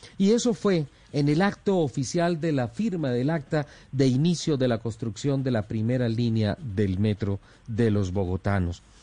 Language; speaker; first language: Spanish; native; Spanish